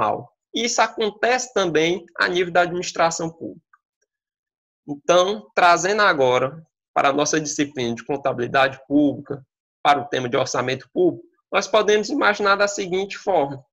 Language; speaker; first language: Portuguese; native; Portuguese